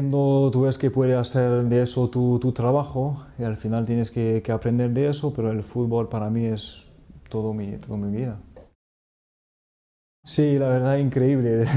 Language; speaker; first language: Spanish; non-native, fluent; French